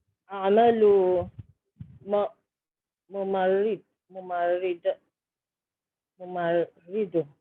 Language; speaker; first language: Arabic; non-native, learner; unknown